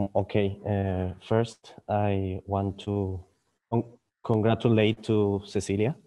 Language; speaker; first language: English; non-native, learner; Spanish